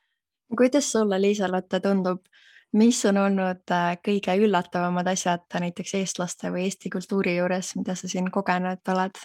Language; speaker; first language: Estonian; native; Estonian